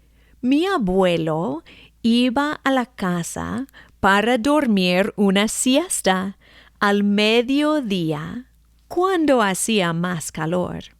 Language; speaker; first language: Spanish; non-native, fluent; English